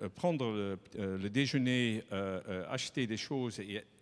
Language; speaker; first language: French; non-native, fluent; Dutch